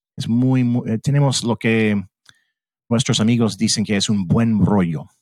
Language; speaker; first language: Spanish; non-native, fluent; English